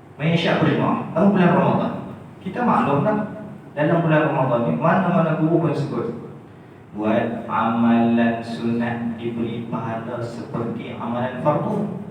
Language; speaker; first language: Malay; native; Malay